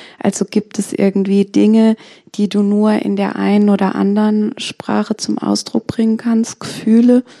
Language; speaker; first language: German; native; German